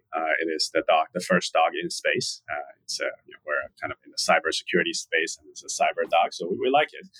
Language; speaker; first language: English; non-native, fluent; Chinese